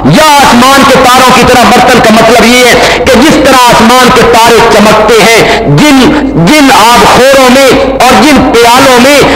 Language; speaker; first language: Urdu; non-native, local second language; Punjabi